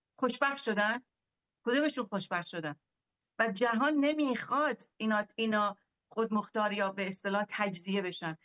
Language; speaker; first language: Persian; native; Persian